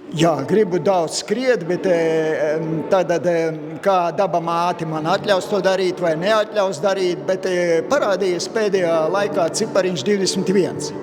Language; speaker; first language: Latvian; non-native, local second language; Russian